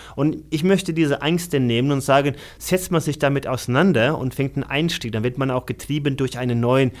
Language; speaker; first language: German; non-native, fluent; Norwegian